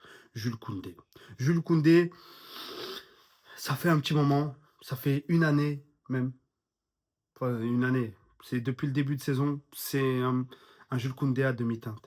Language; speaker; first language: French; native; French